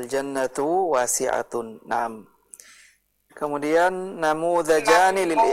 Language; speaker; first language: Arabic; non-native, fluent; Indonesian